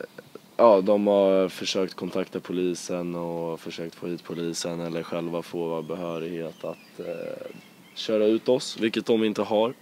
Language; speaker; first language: Swedish; native; Swedish